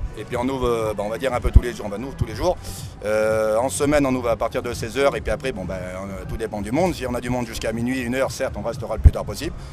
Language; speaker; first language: French; native; French